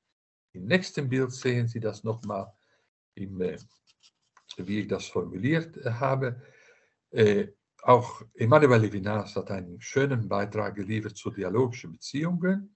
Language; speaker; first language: German; non-native, fluent; Dutch